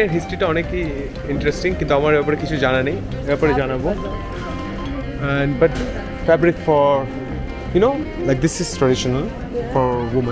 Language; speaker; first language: English; non-native, local second language; Bangla